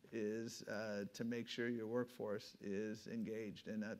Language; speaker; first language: English; native; English